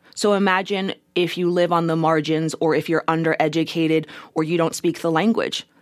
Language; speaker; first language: English; native; English